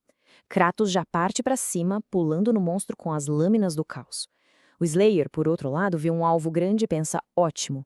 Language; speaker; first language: Portuguese; native; Portuguese